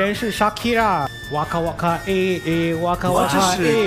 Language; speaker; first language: Chinese; non-native, fluent; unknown